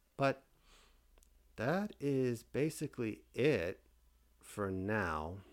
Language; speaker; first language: English; native; English